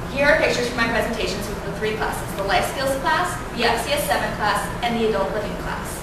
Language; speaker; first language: English; native; English